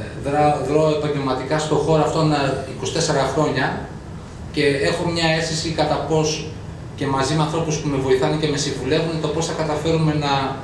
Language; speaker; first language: Greek; native; Greek